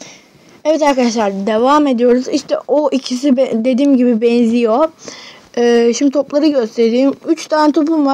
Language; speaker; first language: Turkish; native; Turkish